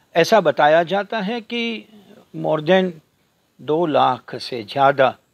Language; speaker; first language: Hindi; non-native, local second language; Gujarati